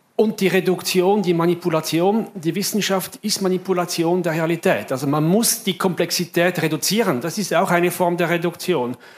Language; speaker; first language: German; non-native, fluent; Italian